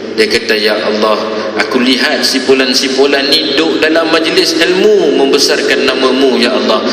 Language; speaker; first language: Malay; native; Malay